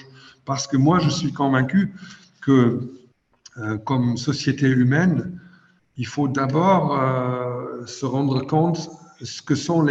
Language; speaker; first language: French; non-native, fluent; German